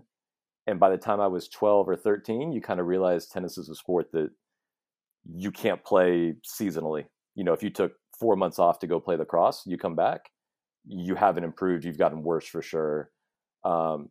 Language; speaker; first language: English; native; English